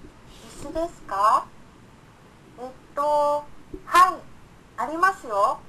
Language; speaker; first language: Japanese; non-native, learner; Indonesian